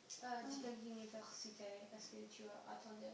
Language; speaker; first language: French; non-native, learner; English